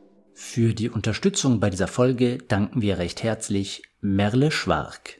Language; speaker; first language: German; native; German